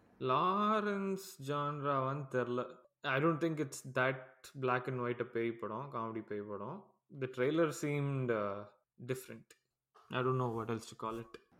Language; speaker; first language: English; non-native, local second language; Tamil